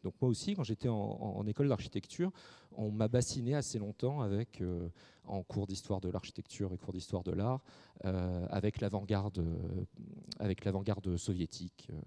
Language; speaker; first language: French; native; French